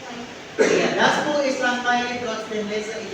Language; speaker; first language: German; non-native, fluent; Indonesian